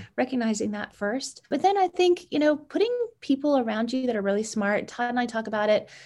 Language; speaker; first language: English; native; English